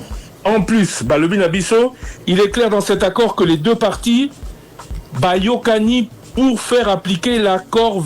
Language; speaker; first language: French; non-native, local second language; Lingala